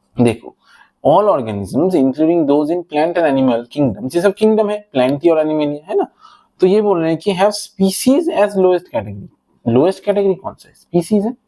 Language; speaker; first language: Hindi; non-native, local second language; Bangla